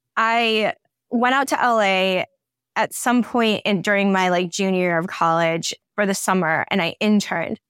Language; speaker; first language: English; native; English